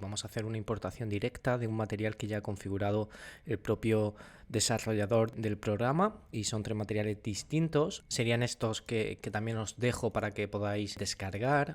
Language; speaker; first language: Spanish; native; Spanish